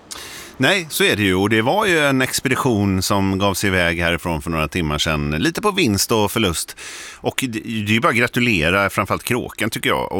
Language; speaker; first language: Swedish; native; Swedish